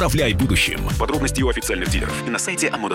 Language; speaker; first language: Russian; native; Russian